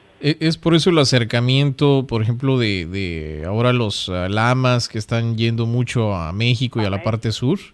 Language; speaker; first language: Spanish; native; Spanish